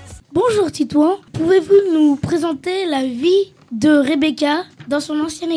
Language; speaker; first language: French; native; French